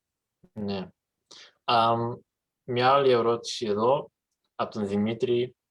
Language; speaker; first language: Greek; early bilingual, heritage; English